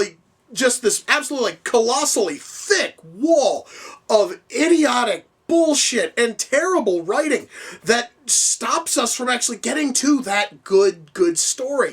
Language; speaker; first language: English; native; English